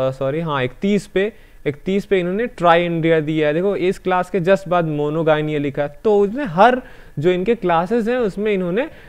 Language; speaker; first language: Hindi; native; Hindi